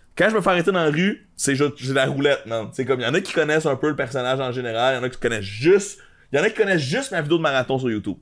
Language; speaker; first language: French; native; French